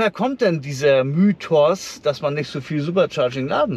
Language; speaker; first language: German; native; German